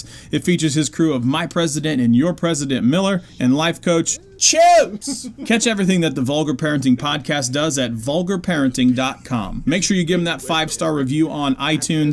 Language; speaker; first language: English; native; English